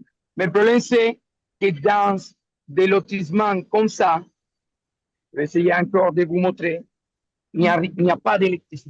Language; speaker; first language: French; non-native, learner; Spanish